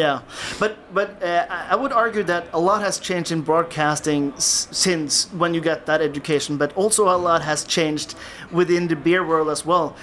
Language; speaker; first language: English; non-native, fluent; Norwegian